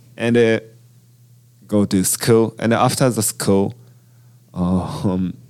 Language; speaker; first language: English; non-native, learner; Japanese